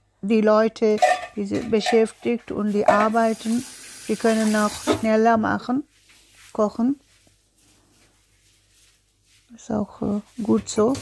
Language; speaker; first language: German; non-native, learner; Tulu